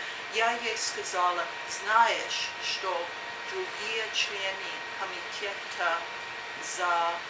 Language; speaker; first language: Russian; non-native, learner; English